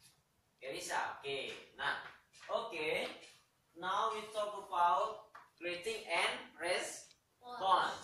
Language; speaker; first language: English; non-native, learner; Indonesian